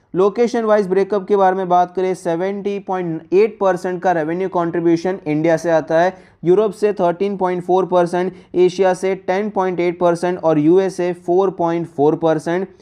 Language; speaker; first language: Hindi; native; Hindi